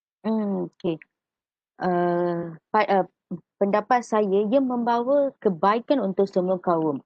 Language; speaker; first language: Malay; native; Malay